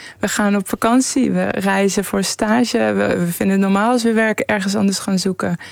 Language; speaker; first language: Dutch; early bilingual, other home language; Persian